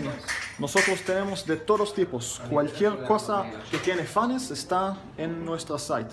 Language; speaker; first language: Spanish; non-native, learner; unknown